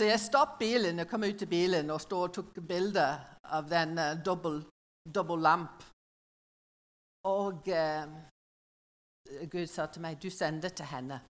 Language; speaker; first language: Norwegian; non-native, learner; English